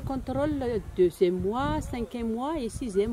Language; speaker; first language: French; non-native, local second language; Malagasy